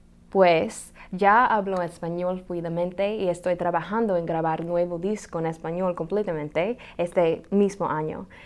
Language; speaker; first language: Spanish; non-native, fluent; English